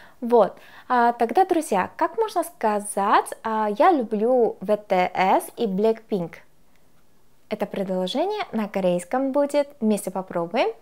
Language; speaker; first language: Russian; non-native, fluent; Korean